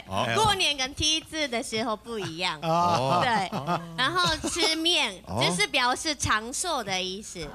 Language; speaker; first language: Chinese; non-native, fluent; Japanese